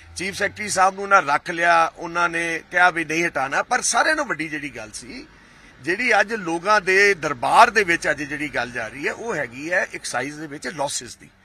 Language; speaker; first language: Punjabi; native; Punjabi